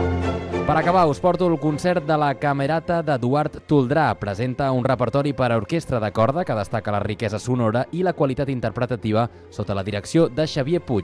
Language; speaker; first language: Catalan; native; Catalan